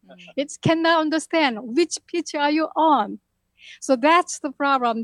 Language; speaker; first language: English; non-native, learner; Korean